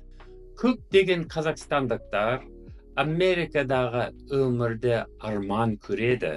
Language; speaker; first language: Kazakh; non-native, fluent; English